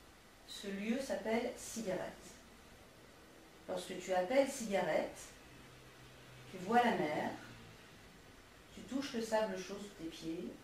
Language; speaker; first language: French; native; French